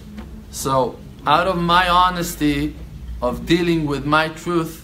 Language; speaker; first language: English; non-native, fluent; Hebrew